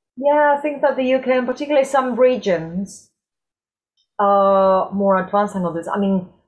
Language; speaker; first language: English; non-native, fluent; Spanish